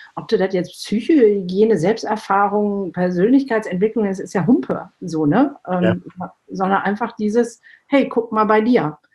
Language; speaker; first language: German; early bilingual, other home language; Turkish